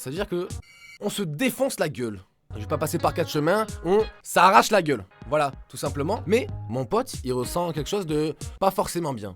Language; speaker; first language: French; native; French